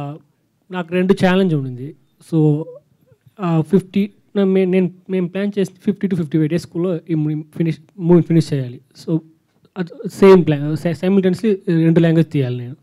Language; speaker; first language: Telugu; non-native, learner; Tamil